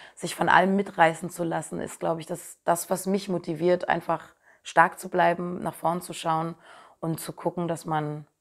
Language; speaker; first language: German; native; German